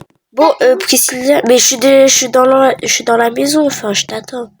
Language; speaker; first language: French; native; French